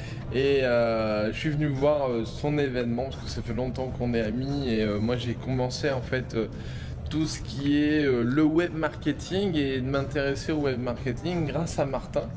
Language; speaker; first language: French; native; French